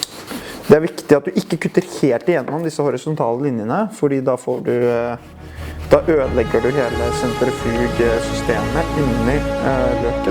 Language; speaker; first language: Norwegian; native; Norwegian